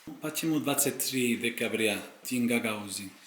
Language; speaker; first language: Russian; non-native, learner; Spanish